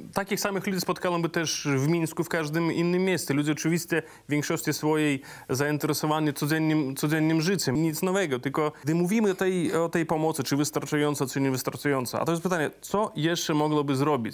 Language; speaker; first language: Polish; non-native, fluent; Belarusian